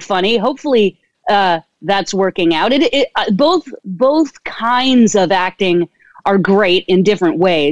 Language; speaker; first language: English; native; English